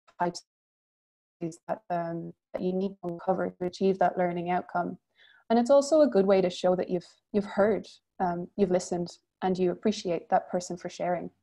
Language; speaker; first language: English; native; English